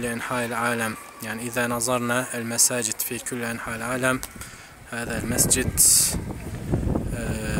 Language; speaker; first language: Arabic; non-native, fluent; Turkish